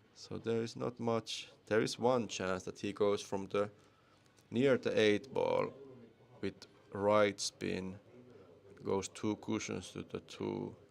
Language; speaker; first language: English; non-native, fluent; Finnish